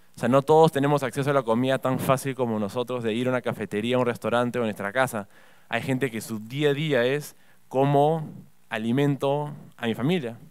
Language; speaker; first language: Spanish; native; Spanish